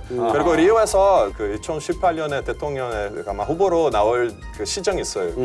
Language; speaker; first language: Korean; non-native, fluent; Portuguese